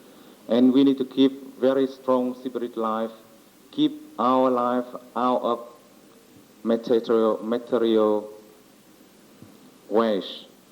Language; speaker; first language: English; non-native, learner; Vietnamese